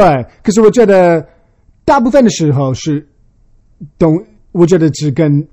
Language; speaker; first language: Chinese; early bilingual, heritage; Chinese